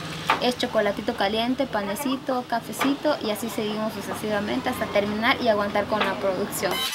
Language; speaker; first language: Spanish; native; Spanish